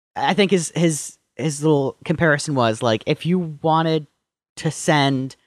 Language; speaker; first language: English; native; English